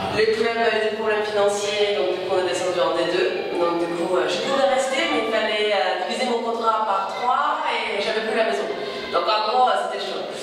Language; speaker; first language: French; non-native, fluent; Portuguese